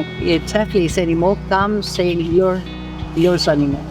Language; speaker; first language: French; non-native, local second language; English